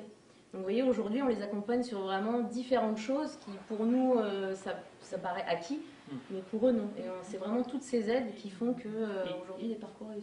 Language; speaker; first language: French; native; French